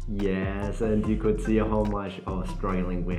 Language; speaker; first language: English; non-native, fluent; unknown